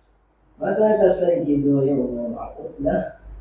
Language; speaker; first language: Arabic; non-native, learner; Indonesian